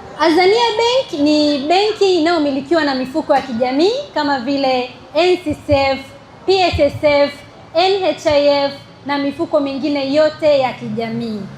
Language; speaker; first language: Swahili; native; Swahili